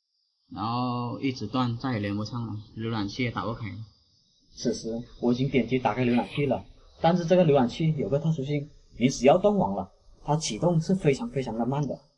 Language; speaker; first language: Chinese; native; Chinese